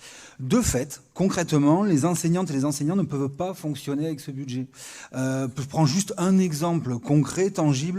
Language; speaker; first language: French; native; French